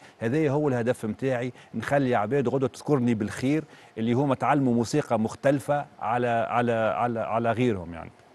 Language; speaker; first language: Arabic; native; Arabic